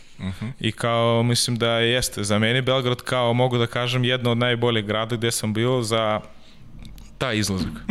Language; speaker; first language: Serbian; non-native, learner; Russian